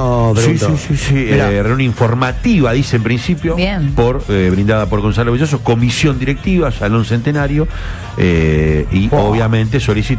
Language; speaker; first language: Spanish; native; Spanish